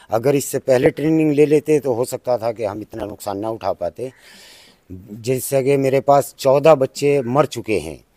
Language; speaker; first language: Hindi; native; Hindi